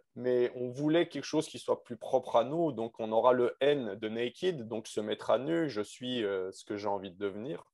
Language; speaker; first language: French; native; French